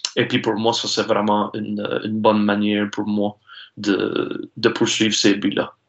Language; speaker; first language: French; native; French